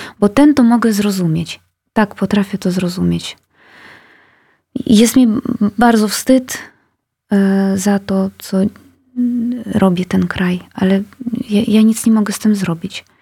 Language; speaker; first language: Polish; non-native, fluent; Russian